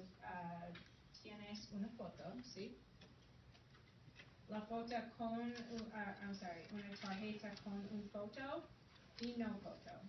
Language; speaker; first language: Spanish; non-native, fluent; English